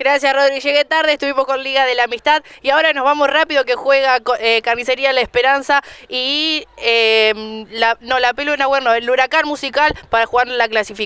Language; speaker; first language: Spanish; native; Spanish